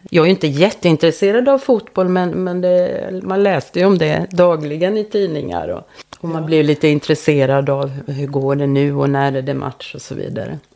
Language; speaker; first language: Swedish; native; Swedish